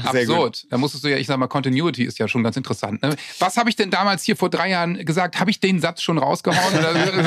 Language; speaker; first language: German; native; German